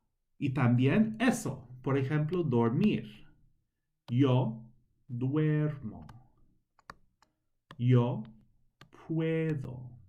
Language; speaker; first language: Spanish; non-native, fluent; English